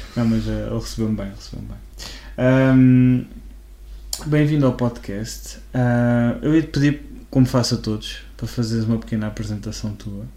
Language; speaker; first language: Portuguese; native; Portuguese